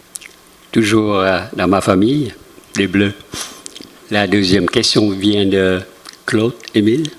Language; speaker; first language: French; non-native, fluent; Vietnamese